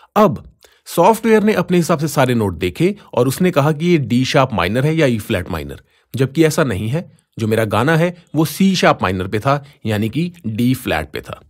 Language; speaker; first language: Hindi; native; Hindi